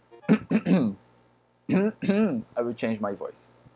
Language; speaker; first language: English; non-native, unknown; Portuguese